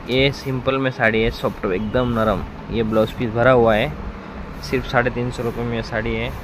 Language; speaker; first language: Hindi; non-native, local second language; Marathi